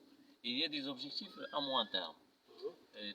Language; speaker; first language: French; non-native, local second language; Arabic